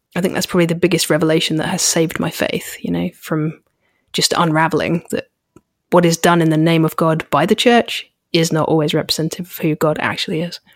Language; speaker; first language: English; native; English